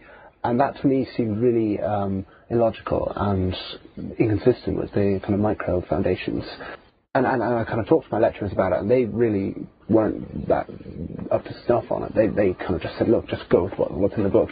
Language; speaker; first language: English; native; English